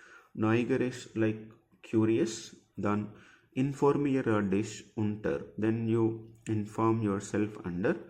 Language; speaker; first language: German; non-native, fluent; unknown